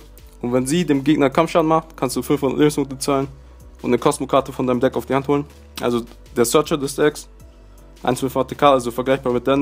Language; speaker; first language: German; native; German